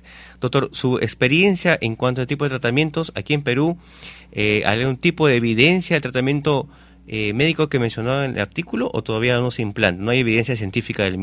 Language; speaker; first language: Spanish; native; Spanish